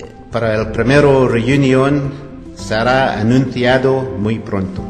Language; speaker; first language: Spanish; non-native, learner; English